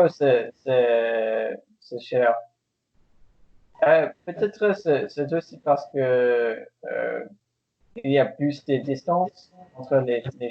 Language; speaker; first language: French; non-native, learner; English